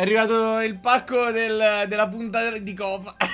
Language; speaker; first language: Italian; native; Italian